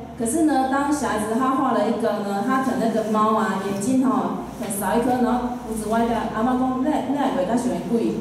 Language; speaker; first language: Chinese; native; Chinese